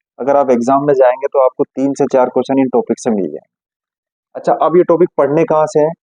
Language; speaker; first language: Hindi; native; Hindi